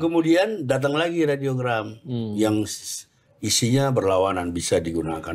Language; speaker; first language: Indonesian; native; Indonesian